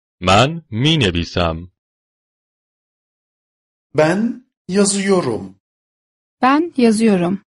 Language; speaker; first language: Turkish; non-native, fluent; Persian